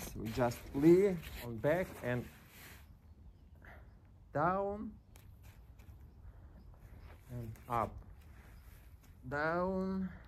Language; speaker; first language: English; non-native, learner; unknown